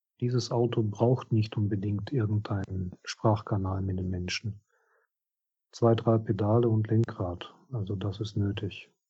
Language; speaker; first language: German; non-native, fluent; Russian